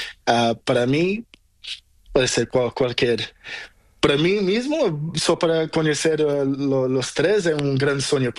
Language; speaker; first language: Spanish; non-native, learner; Portuguese